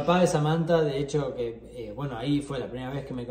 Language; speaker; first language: Spanish; native; Spanish